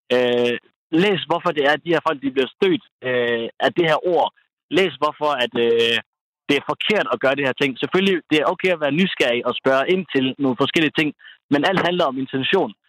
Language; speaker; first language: Danish; early bilingual, other home language; Somali